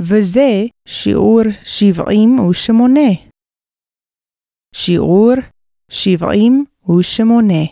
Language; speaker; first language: Hebrew; non-native, fluent; English